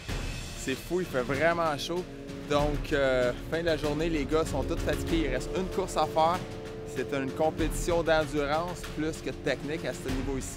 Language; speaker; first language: French; native; French